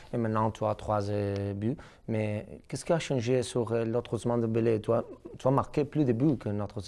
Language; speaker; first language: French; non-native, learner; Catalan